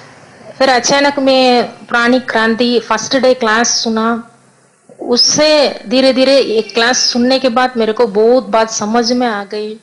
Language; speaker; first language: Hindi; non-native, local second language; Tamil